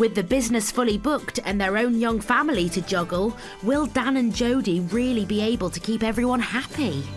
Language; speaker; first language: English; native; English